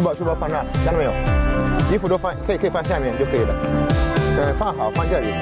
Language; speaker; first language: Chinese; non-native, learner; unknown